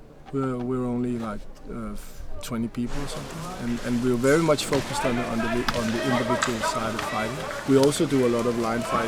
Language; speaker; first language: English; non-native, fluent; Danish